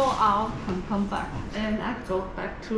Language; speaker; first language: English; non-native, learner; Chinese